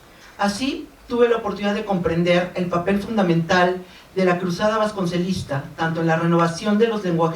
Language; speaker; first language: Spanish; native; Spanish